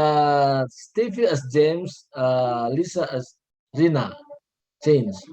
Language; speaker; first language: English; non-native, learner; Indonesian